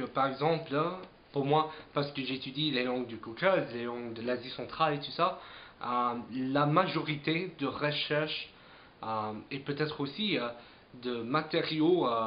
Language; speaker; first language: French; non-native, fluent; English